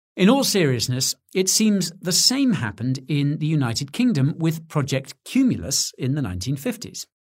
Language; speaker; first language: English; native; English